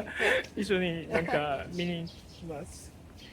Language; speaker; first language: Japanese; non-native, learner; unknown